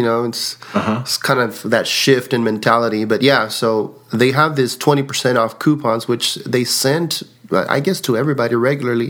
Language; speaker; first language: English; early bilingual, other home language; Spanish